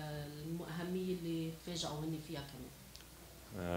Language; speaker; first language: Arabic; native; Arabic